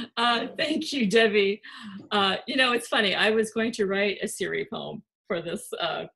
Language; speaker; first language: English; native; English